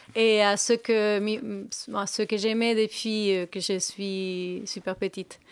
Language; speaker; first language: French; non-native, fluent; Spanish